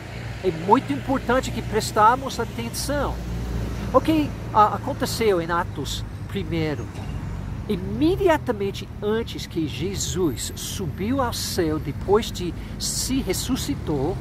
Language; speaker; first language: Portuguese; non-native, fluent; English